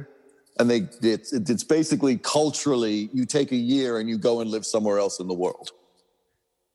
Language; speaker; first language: English; native; English